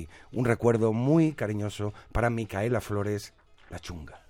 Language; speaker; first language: Spanish; native; Spanish